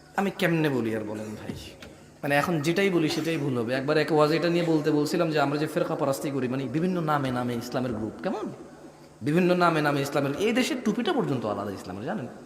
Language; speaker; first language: Bangla; early bilingual, heritage; Bangla